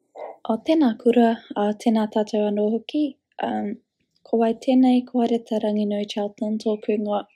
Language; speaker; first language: Māori; non-native, local second language; English